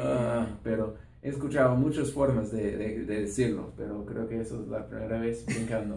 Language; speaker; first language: Spanish; non-native, fluent; English